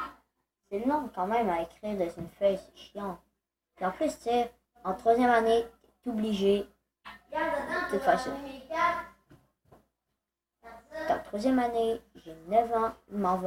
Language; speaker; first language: French; native; French